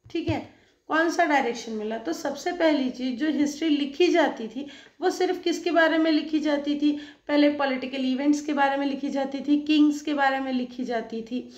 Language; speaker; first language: Hindi; non-native, local second language; Marathi